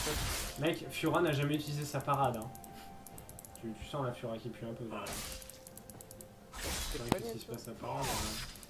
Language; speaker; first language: French; native; French